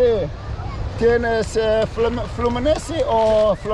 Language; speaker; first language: Portuguese; non-native, learner; Polish